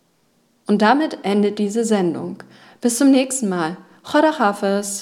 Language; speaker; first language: German; native; German